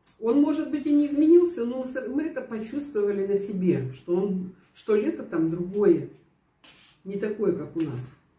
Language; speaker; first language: Russian; native; Russian